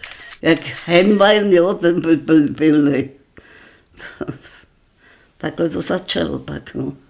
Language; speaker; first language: Czech; non-native, local second language; German